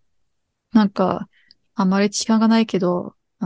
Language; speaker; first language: Japanese; non-native, learner; German